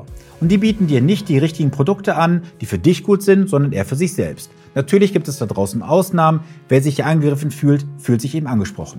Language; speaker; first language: German; native; German